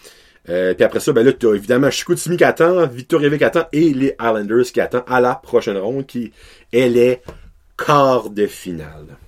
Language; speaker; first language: French; native; French